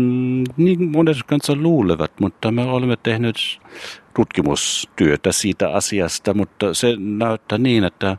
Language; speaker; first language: Finnish; non-native, fluent; German